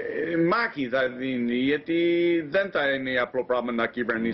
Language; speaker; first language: Greek; non-native, fluent; English